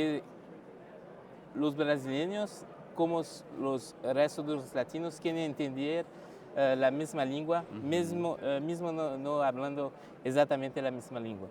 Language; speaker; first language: Spanish; non-native, learner; French